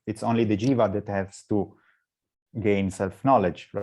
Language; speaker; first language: English; non-native, learner; Italian